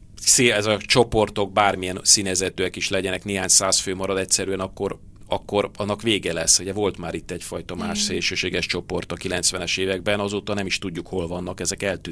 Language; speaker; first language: Hungarian; native; Hungarian